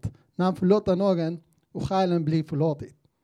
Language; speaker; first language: Swedish; non-native, learner; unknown